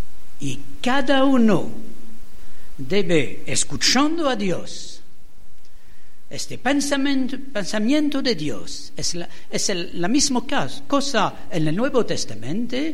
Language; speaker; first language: Spanish; non-native, fluent; French